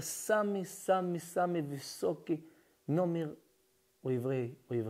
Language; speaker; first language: Russian; early bilingual, heritage; Russian